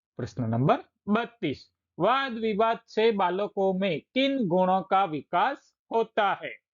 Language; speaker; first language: Hindi; non-native, local second language; Gujarati